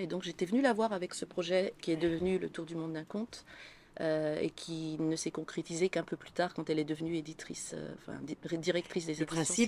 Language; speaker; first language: French; native; French